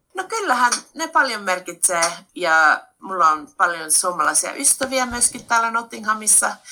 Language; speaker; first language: Finnish; native; Finnish